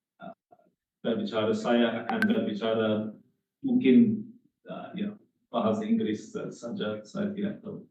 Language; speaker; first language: Indonesian; non-native, learner; English